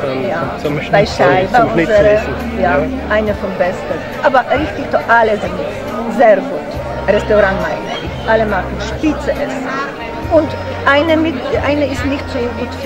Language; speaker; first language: German; non-native, learner; Polish